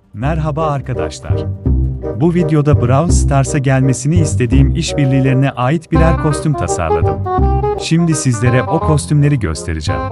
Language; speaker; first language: Turkish; native; Turkish